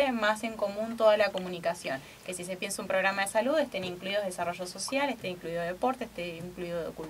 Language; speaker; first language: Spanish; native; Spanish